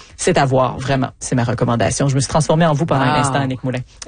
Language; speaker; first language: French; native; French